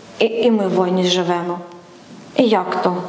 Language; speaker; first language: Polish; non-native, learner; Ukrainian